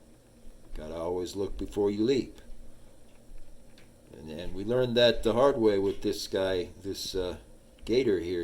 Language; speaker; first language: English; native; English